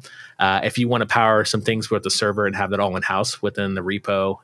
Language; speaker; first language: English; native; English